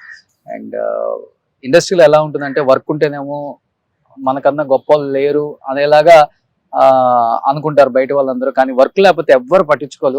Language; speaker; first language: Telugu; native; Telugu